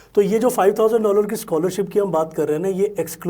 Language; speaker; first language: Hindi; non-native, local second language; Punjabi